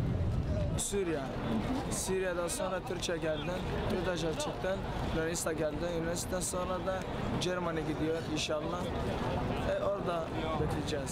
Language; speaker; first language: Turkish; non-native, learner; Arabic